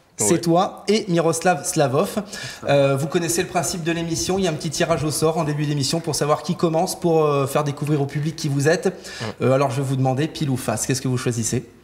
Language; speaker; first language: French; native; French